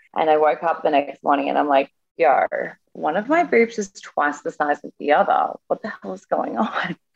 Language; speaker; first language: English; native; English